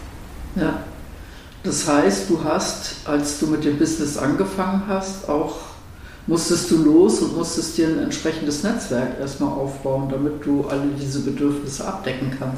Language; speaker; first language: German; native; German